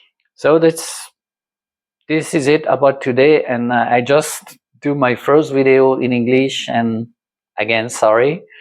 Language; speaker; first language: English; non-native, learner; French